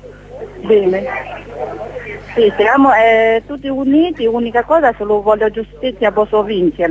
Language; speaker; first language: Italian; non-native, learner; Chinese